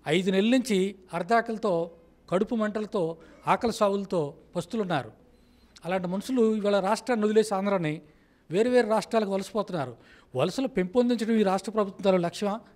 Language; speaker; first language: Telugu; native; Telugu